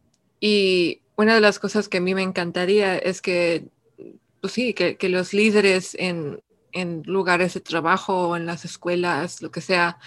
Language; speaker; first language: Spanish; early bilingual, heritage; Spanish